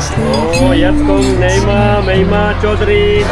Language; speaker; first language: German; non-native, learner; Tibetan